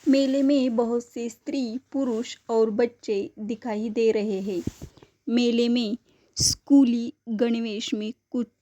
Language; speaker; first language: Hindi; non-native, local second language; Marathi